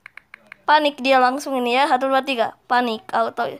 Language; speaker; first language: Indonesian; native; Indonesian